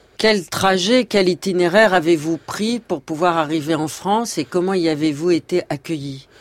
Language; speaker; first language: French; native; French